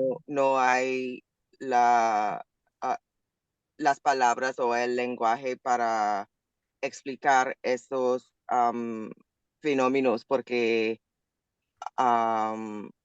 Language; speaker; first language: Spanish; non-native, learner; English